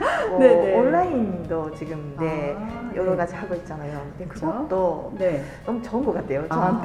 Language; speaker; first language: Korean; non-native, fluent; Japanese